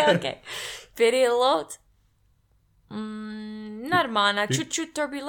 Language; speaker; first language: Russian; non-native, learner; English